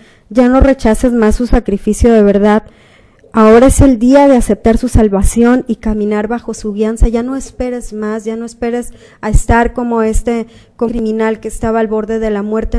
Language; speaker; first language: Spanish; native; Spanish